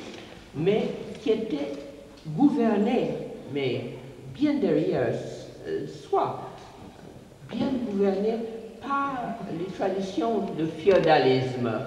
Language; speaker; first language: French; non-native, fluent; English